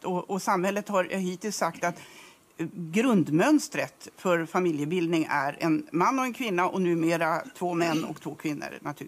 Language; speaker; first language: Swedish; native; Swedish